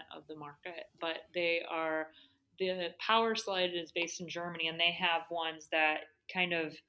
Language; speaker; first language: English; native; English